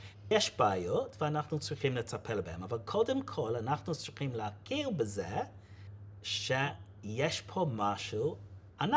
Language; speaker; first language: Hebrew; non-native, fluent; English